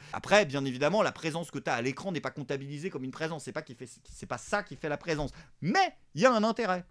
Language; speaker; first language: French; native; French